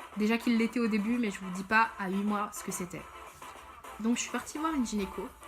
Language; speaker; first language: French; early bilingual, other home language; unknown